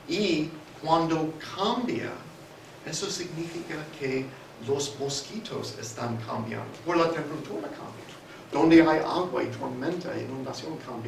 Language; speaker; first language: Spanish; non-native, fluent; English